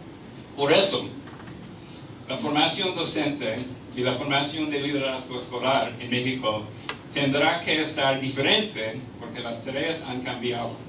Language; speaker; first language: Spanish; non-native, fluent; English